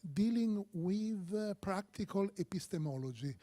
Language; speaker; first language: English; non-native, fluent; Korean